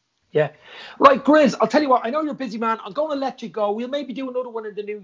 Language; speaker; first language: English; native; English